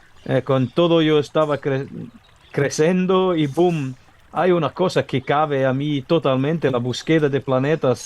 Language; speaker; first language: Spanish; non-native, learner; English